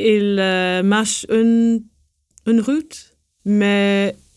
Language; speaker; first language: French; non-native, learner; English